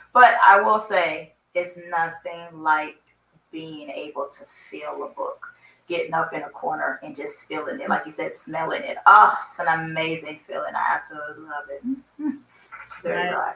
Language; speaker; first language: English; native; English